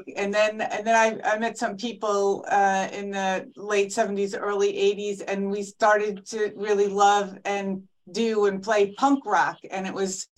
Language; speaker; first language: English; native; English